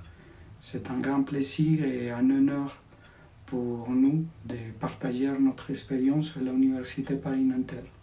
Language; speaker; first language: French; non-native, fluent; Spanish